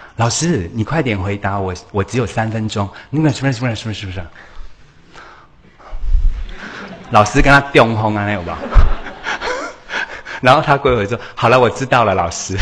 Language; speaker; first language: Chinese; native; Chinese